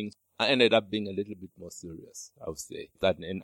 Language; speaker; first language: English; non-native, local second language; Xhosa